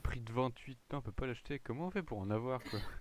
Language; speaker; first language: French; native; French